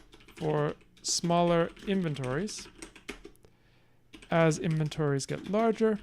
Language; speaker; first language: English; native; English